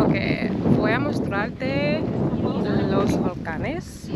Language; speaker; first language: Spanish; non-native, learner; English